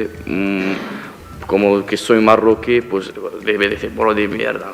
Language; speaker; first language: Spanish; non-native, fluent; Arabic